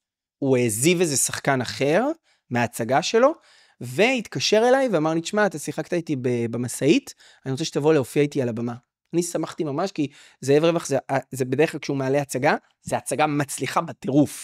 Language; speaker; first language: Hebrew; native; Hebrew